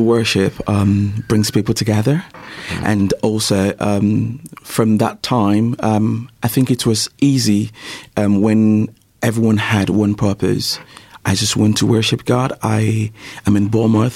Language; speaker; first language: English; non-native, local second language; Yoruba